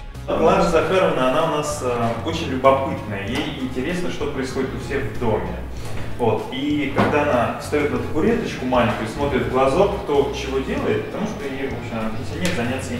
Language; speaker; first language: Russian; native; Russian